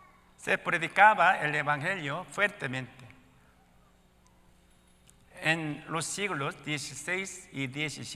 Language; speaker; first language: Spanish; non-native, learner; Korean